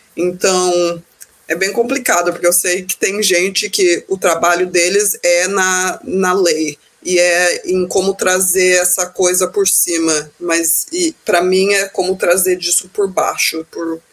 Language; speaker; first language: Portuguese; early bilingual, heritage; Portuguese